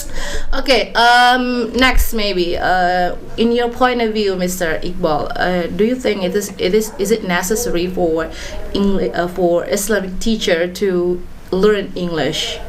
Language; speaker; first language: English; non-native, fluent; Indonesian